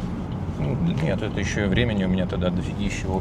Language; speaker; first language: Russian; native; Russian